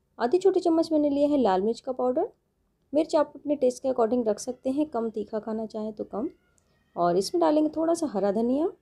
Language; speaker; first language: Hindi; native; Hindi